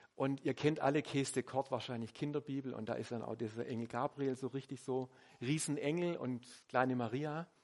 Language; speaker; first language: German; native; German